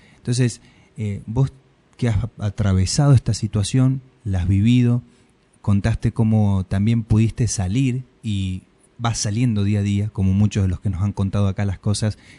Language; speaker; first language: Spanish; native; Spanish